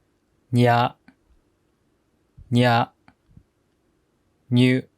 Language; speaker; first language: Japanese; native; Japanese